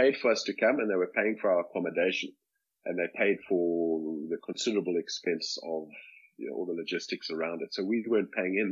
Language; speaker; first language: English; native; English